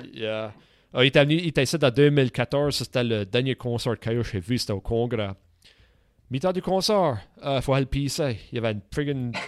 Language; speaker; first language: French; native; French